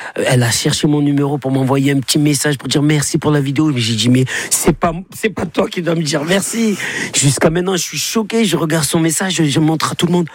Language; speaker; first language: French; native; French